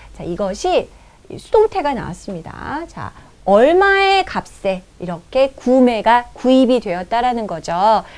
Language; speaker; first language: Korean; native; Korean